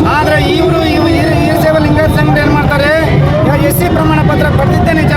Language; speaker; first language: Kannada; non-native, local second language; Telugu